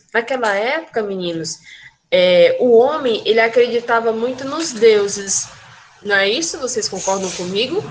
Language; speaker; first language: Portuguese; native; Portuguese